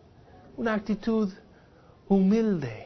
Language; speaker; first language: Spanish; non-native, fluent; English